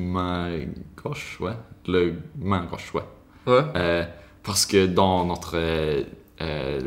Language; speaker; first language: French; non-native, learner; Swedish